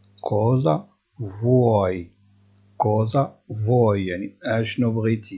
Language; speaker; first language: Italian; non-native, fluent; Arabic